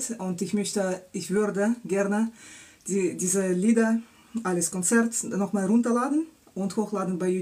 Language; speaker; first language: German; non-native, fluent; Russian